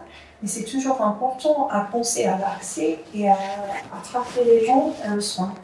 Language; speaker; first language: French; non-native, fluent; English